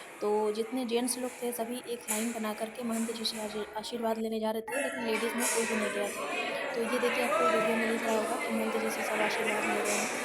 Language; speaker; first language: Hindi; native; Hindi